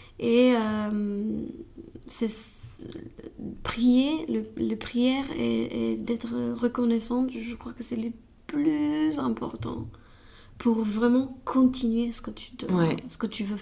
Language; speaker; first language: French; non-native, learner; Romanian